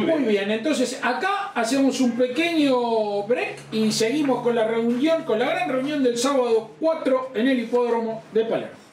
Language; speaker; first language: Spanish; native; Spanish